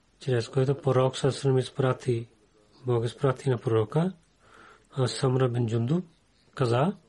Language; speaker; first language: Bulgarian; non-native, learner; Urdu